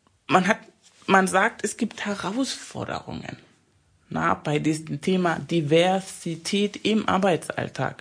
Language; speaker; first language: German; non-native, fluent; Spanish